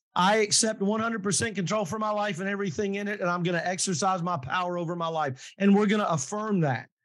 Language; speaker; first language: English; native; English